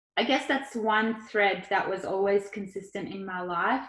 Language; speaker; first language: English; early bilingual, other home language; Ukrainian